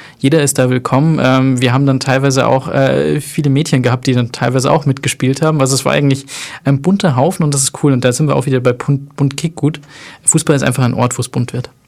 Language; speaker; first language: German; native; German